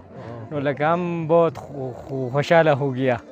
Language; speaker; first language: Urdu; non-native, local second language; Pashto